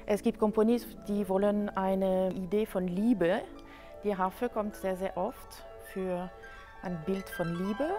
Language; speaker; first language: German; non-native, fluent; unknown